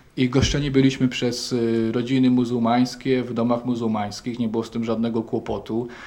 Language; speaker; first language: Polish; native; Polish